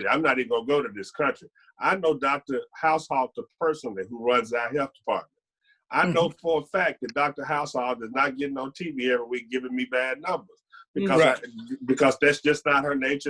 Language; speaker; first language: English; native; English